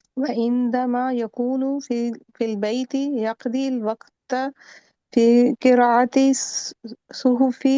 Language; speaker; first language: Arabic; non-native, learner; Urdu